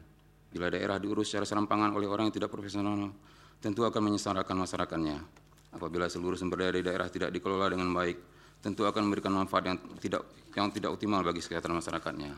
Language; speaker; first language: Indonesian; native; Indonesian